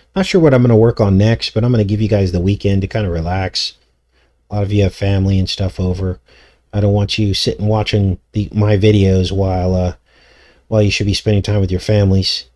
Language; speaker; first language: English; native; English